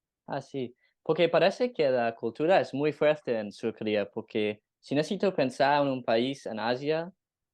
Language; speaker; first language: Spanish; non-native, learner; English